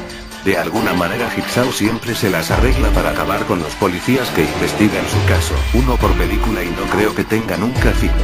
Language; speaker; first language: Spanish; native; Spanish